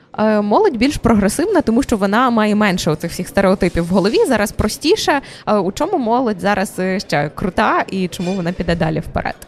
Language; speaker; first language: Ukrainian; native; Ukrainian